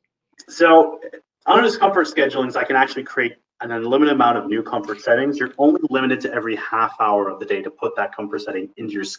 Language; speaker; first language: English; native; English